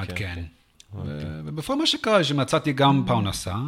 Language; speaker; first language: Hebrew; non-native, fluent; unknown